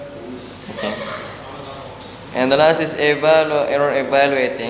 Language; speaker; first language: English; non-native, learner; Indonesian